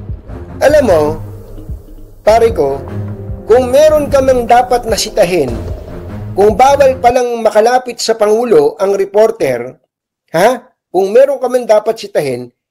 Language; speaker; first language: Filipino; native; Filipino